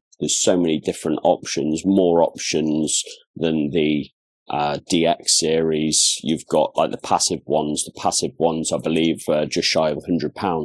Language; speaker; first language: English; native; English